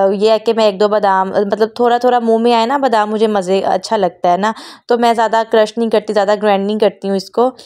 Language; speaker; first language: Urdu; non-native, local second language; Punjabi